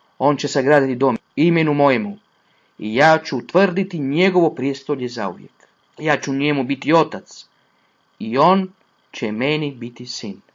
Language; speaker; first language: Croatian; non-native, fluent; Italian